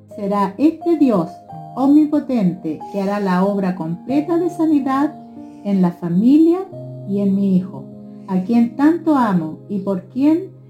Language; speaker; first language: Spanish; native; Spanish